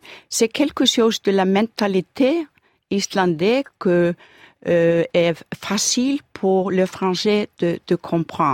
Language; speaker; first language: French; non-native, learner; Icelandic